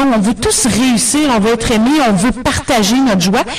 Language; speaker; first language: French; native; French